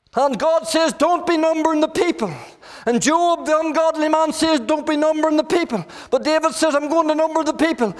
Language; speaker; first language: English; native; English